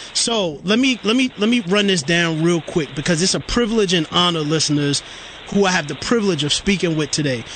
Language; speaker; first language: English; native; English